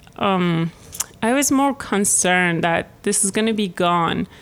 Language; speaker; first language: English; non-native, fluent; Persian